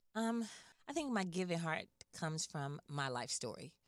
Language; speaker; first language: English; native; English